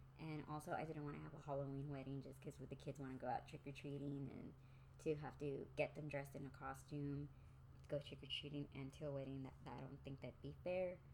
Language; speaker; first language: English; early bilingual, other home language; Spanish